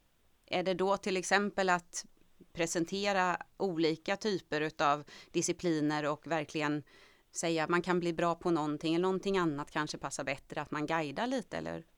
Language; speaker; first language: Swedish; native; Swedish